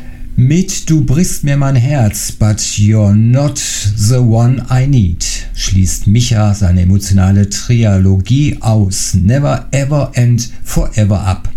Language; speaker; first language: German; native; German